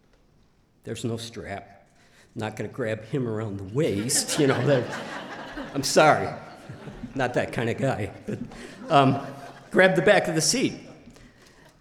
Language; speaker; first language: English; native; English